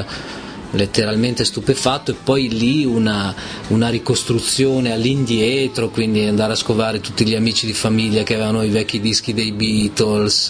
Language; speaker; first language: Italian; native; Italian